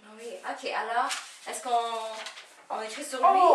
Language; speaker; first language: French; native; French